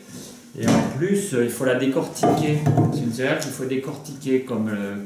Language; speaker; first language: French; native; French